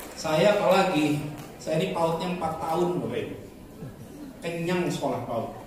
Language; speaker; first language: Indonesian; native; Indonesian